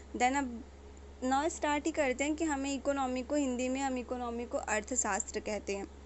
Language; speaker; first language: Hindi; native; Hindi